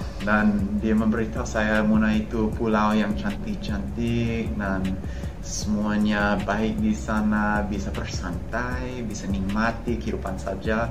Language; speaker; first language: Indonesian; non-native, fluent; English